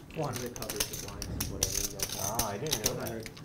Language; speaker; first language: English; non-native, learner; Japanese